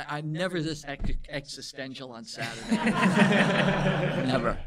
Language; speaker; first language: English; native; English